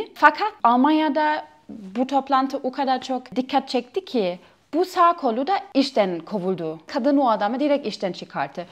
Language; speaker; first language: Turkish; non-native, fluent; German